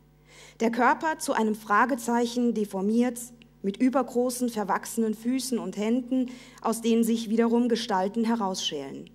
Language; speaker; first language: German; native; German